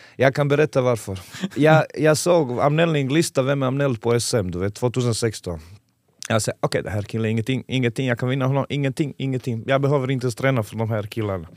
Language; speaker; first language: Swedish; non-native, fluent; Serbian